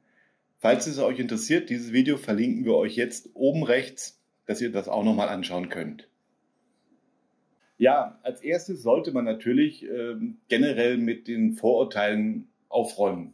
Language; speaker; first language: German; native; German